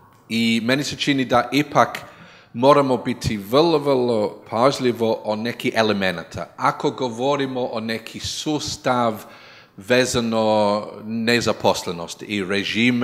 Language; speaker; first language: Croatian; non-native, learner; English